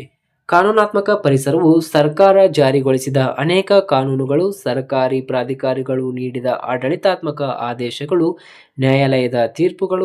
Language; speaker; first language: Kannada; native; Kannada